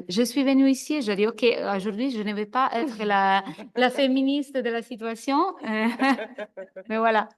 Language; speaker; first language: French; non-native, fluent; Italian